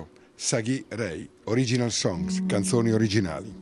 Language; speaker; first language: Italian; native; Italian